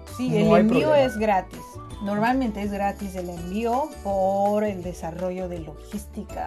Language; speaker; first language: Spanish; non-native, fluent; Chinese